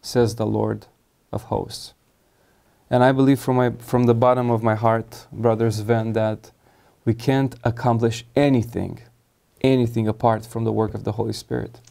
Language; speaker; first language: English; non-native, fluent; Romanian